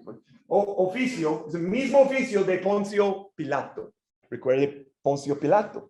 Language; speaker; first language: Spanish; non-native, fluent; English